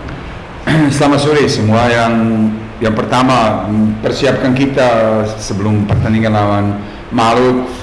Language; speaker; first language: Indonesian; non-native, fluent; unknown